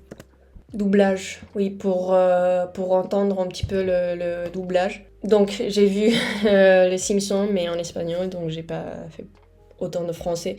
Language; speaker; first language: French; non-native, fluent; Spanish